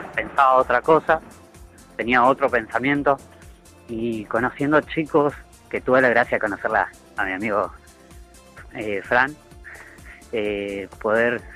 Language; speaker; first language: Spanish; native; Spanish